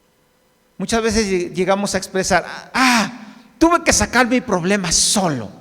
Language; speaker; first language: Spanish; native; Spanish